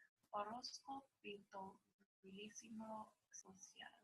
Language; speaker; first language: Spanish; non-native, learner; English